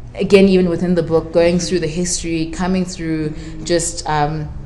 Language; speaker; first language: English; non-native, local second language; Shona